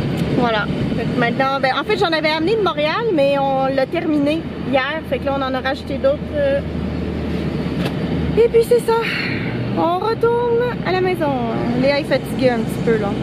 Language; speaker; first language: French; native; French